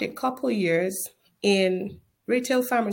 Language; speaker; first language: English; non-native, local second language; Yoruba